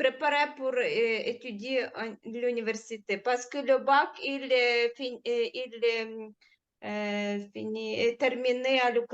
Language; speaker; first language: French; non-native, learner; Ukrainian